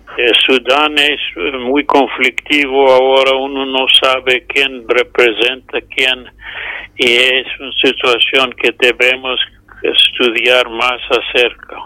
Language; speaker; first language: Spanish; non-native, fluent; English